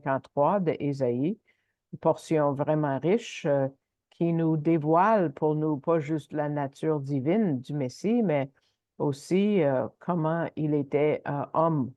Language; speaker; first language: French; native; French